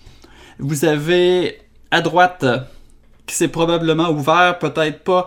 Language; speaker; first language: French; native; French